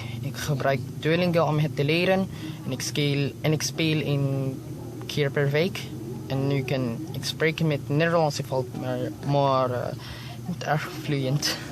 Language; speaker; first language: Dutch; non-native, learner; Filipino